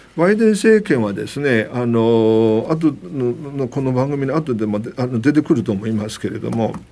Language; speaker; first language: Japanese; non-native, fluent; Chinese